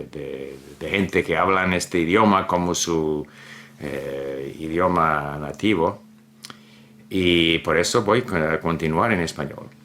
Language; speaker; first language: Spanish; non-native, fluent; English